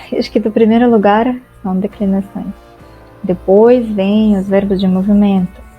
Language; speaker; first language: Portuguese; non-native, fluent; Russian